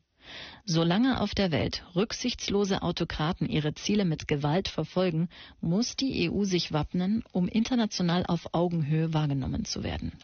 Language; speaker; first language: German; native; German